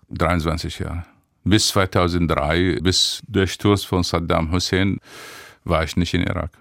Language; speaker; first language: German; non-native, fluent; Arabic